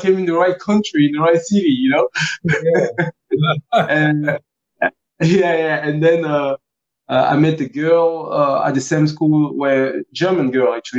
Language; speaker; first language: English; early bilingual, other home language; French